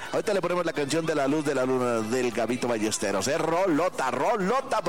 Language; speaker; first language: Spanish; native; Spanish